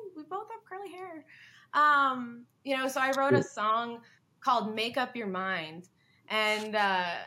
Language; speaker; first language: English; native; English